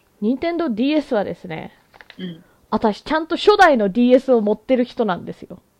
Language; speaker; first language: Japanese; early bilingual, heritage; Japanese